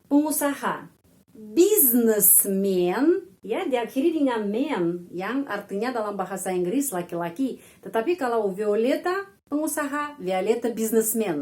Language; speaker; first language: Indonesian; non-native, fluent; Russian